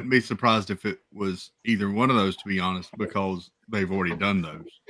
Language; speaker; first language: English; native; English